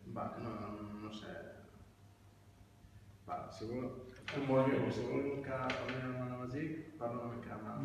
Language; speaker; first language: Catalan; non-native, fluent; Riffian